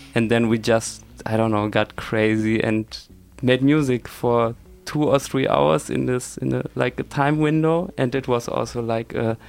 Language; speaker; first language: English; non-native, fluent; German